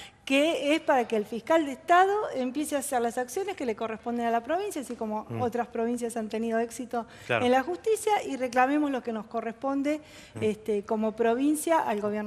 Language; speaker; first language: Spanish; native; Spanish